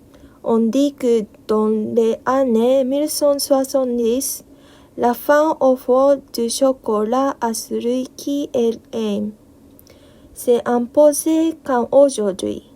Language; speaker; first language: French; non-native, learner; Japanese